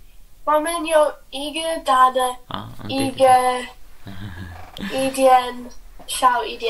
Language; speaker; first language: Chinese; non-native, learner; English